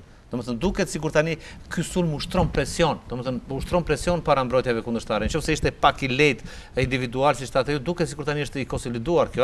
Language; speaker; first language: Albanian; native; Albanian